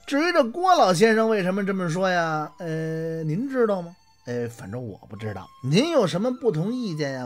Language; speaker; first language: Chinese; native; Chinese